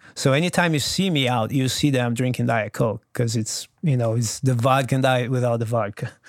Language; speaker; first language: English; non-native, fluent; Portuguese